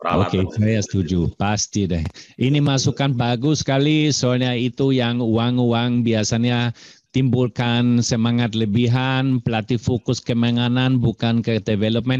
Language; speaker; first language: Indonesian; non-native, fluent; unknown